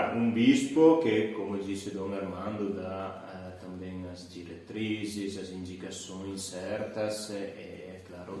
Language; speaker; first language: Portuguese; non-native, fluent; Italian